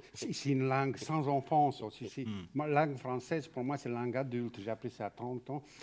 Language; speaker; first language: French; non-native, fluent; Serbian